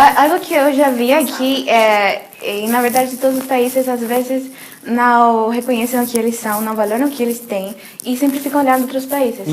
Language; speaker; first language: Portuguese; non-native, fluent; Spanish